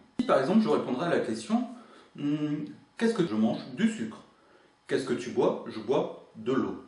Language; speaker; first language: French; native; French